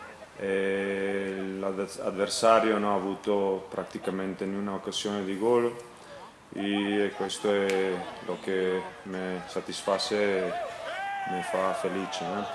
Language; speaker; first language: Italian; non-native, learner; Croatian